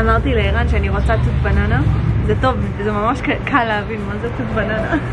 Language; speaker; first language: Hebrew; early bilingual, heritage; Hebrew